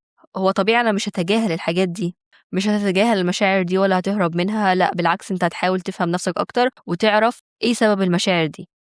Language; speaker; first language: Arabic; native; Arabic